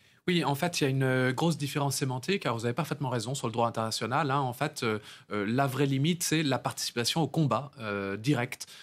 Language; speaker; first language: French; native; French